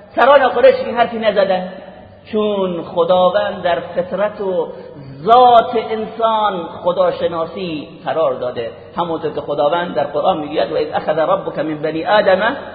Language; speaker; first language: Persian; native; Persian